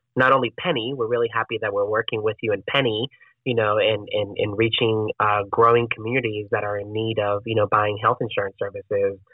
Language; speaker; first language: English; non-native, fluent; Spanish